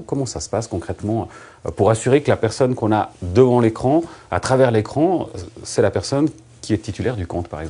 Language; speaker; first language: French; native; French